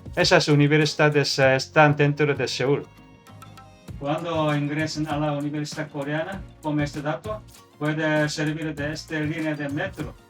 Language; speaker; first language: Spanish; non-native, learner; Korean